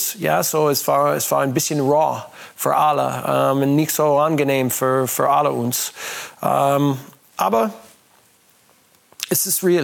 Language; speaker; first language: German; non-native, learner; English